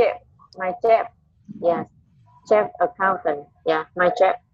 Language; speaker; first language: English; non-native, learner; Vietnamese